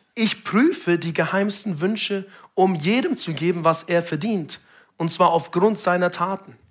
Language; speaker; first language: German; non-native, fluent; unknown